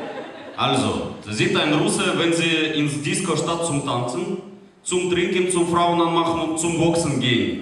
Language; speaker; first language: German; non-native, fluent; Russian